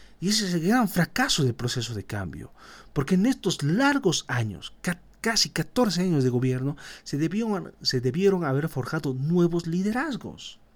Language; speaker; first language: Spanish; native; Spanish